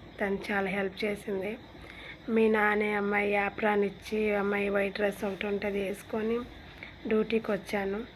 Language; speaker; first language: Telugu; non-native, local second language; Lambadi